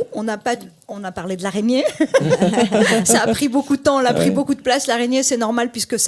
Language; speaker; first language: French; native; French